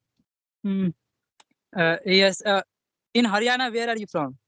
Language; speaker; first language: English; non-native, learner; Hindi